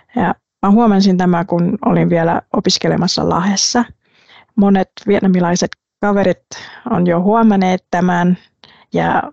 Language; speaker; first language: Finnish; non-native, fluent; Vietnamese